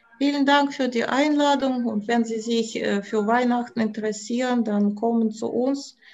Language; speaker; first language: German; non-native, fluent; Russian